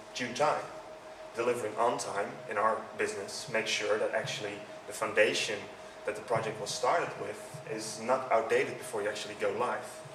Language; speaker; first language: English; non-native, fluent; Dutch